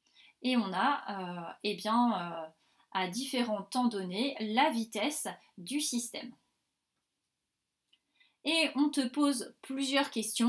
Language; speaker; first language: French; native; French